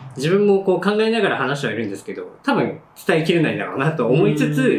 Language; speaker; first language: Japanese; native; Japanese